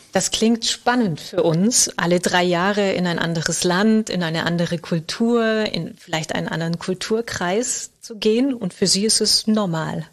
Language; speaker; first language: German; native; German